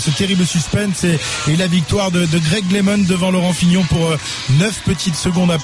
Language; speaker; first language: French; native; French